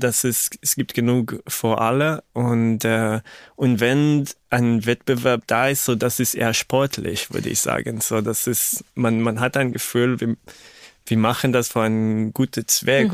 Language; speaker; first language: German; non-native, fluent; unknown